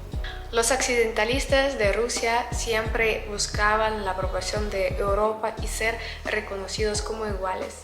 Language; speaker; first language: Spanish; non-native, fluent; Russian